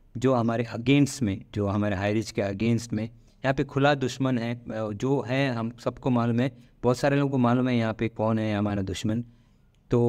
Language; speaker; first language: Hindi; non-native, local second language; Malayalam